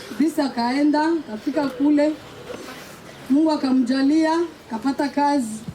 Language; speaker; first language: Swahili; native; Swahili